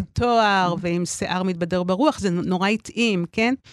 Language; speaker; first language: Hebrew; native; Hebrew